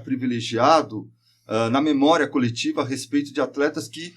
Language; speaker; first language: Portuguese; native; Portuguese